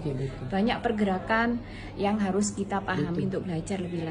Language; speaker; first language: Indonesian; non-native, local second language; Malay